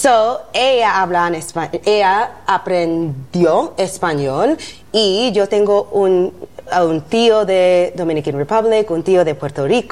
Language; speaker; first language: Spanish; non-native, learner; English